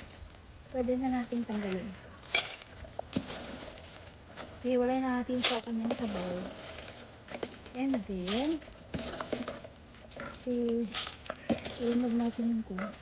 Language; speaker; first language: Filipino; non-native, local second language; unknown